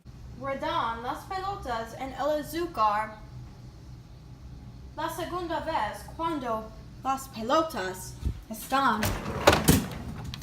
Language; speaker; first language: Spanish; non-native, learner; English